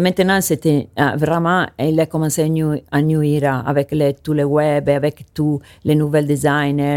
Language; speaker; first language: French; non-native, learner; Italian